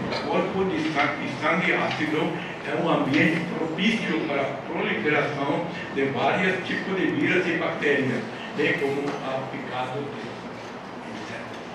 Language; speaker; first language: Portuguese; non-native, fluent; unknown